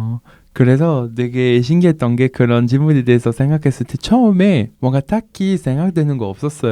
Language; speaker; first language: Korean; non-native, fluent; French